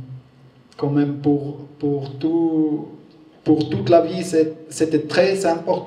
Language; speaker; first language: French; non-native, learner; German